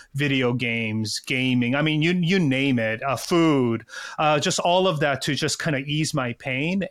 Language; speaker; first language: English; early bilingual, other home language; Korean